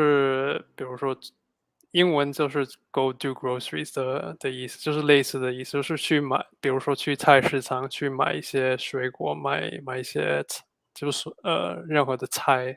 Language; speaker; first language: Chinese; non-native, fluent; English